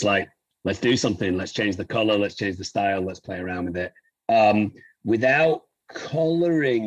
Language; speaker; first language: English; native; English